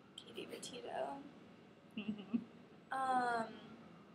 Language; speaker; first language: Spanish; non-native, learner; English